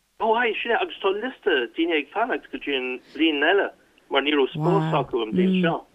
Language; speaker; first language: Irish; non-native, local second language; English